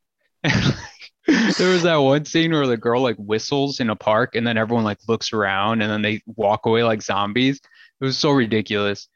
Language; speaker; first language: English; native; English